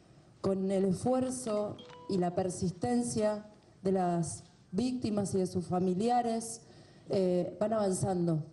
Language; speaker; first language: Spanish; native; Spanish